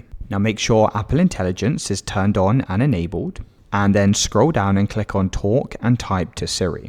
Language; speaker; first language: English; native; English